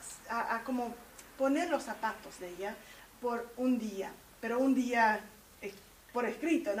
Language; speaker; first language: Spanish; early bilingual, heritage; Spanish